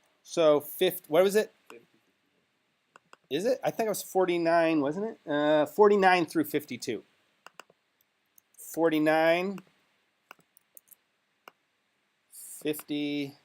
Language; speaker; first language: English; native; English